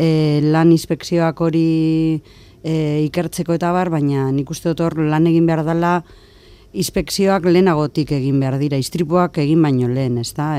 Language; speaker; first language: Basque; native; Basque